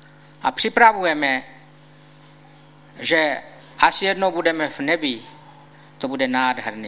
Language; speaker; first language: Czech; non-native, fluent; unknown